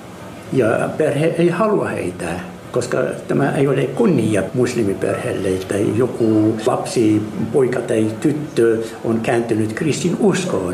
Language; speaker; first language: Finnish; non-native, fluent; Arabic